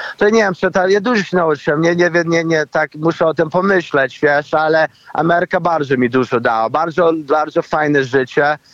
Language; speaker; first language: Polish; early bilingual, heritage; Polish